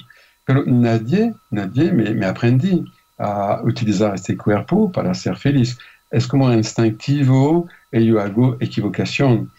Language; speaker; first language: Spanish; non-native, fluent; French